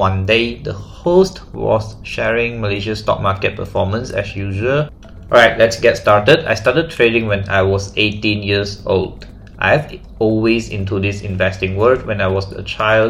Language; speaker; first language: English; non-native, local second language; Chinese